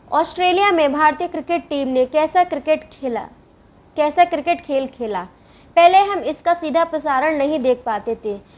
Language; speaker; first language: Hindi; native; Hindi